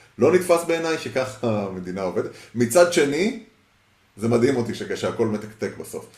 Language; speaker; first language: Hebrew; early bilingual, heritage; Hebrew